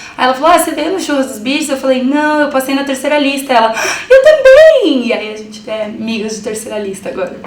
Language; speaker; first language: Portuguese; early bilingual, other home language; Spanish